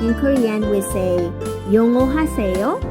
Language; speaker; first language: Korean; non-native, learner; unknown